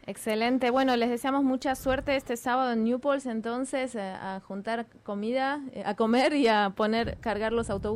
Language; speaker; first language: Spanish; native; Spanish